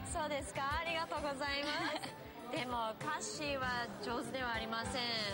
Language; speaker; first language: Japanese; non-native, learner; English